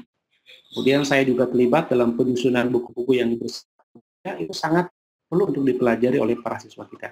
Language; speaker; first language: Indonesian; native; Indonesian